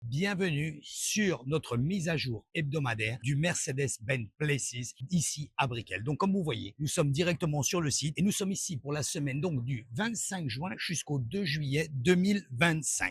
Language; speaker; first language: French; native; French